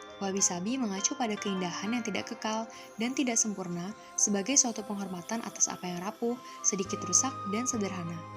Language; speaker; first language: Indonesian; native; Indonesian